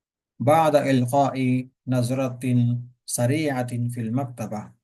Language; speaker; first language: Arabic; non-native, fluent; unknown